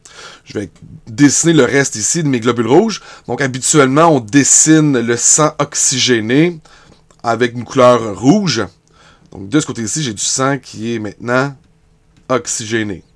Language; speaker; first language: French; native; French